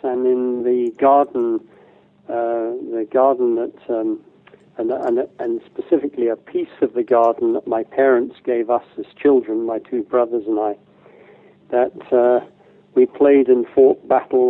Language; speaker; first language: English; native; English